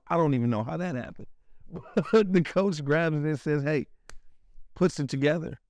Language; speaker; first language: English; native; English